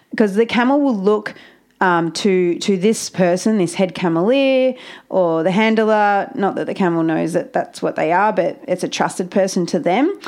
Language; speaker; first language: English; native; English